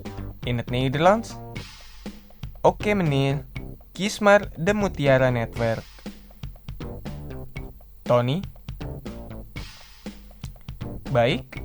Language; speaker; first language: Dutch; non-native, fluent; Indonesian